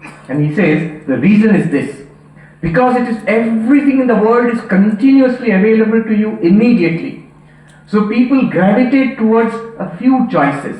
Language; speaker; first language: English; non-native, local second language; Bangla